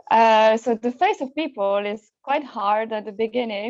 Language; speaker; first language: English; non-native, fluent; French